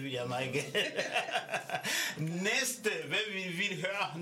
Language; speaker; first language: Danish; non-native, fluent; French